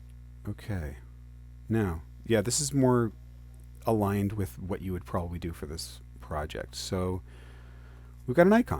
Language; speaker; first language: English; native; English